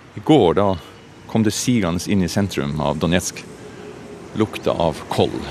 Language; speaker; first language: Norwegian; native; Norwegian